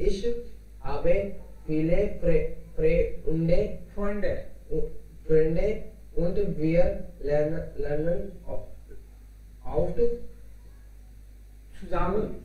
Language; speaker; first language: German; non-native, learner; Hindi